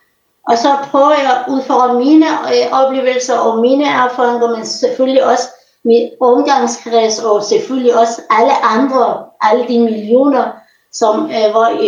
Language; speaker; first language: Danish; non-native, fluent; Persian